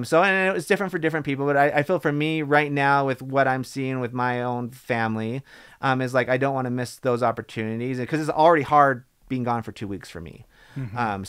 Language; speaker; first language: English; native; English